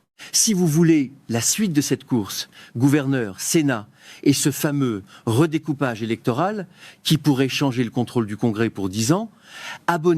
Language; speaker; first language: French; native; French